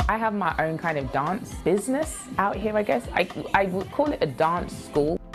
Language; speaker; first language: English; native; English